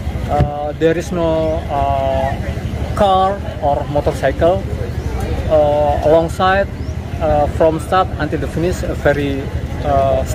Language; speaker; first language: English; non-native, learner; Indonesian